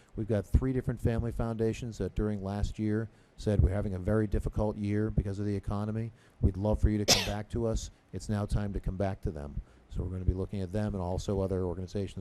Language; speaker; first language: English; native; English